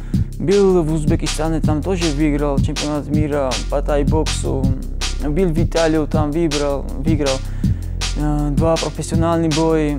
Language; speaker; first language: Russian; non-native, learner; Georgian